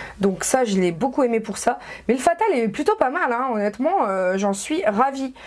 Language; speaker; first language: French; native; French